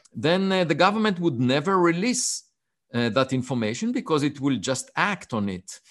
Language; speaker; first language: English; non-native, fluent; Hebrew